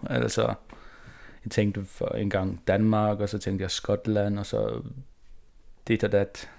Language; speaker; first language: Danish; non-native, local second language; Faroese